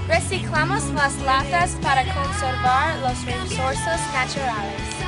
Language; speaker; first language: Spanish; non-native, learner; English